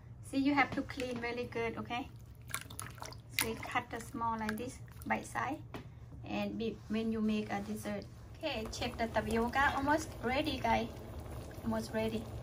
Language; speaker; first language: English; non-native, learner; Lao